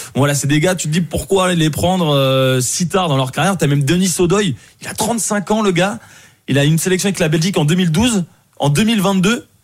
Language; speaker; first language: French; native; French